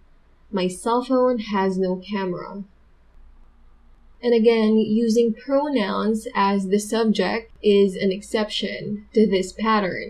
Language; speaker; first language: English; non-native, local second language; Filipino